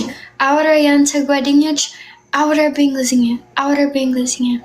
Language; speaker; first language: Amharic; non-native, learner; English